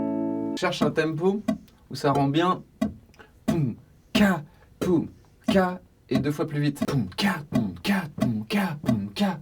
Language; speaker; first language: French; native; French